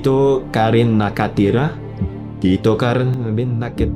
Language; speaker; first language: Filipino; non-native, learner; English